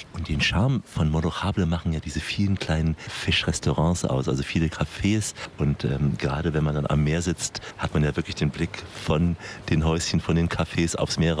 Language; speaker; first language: German; native; German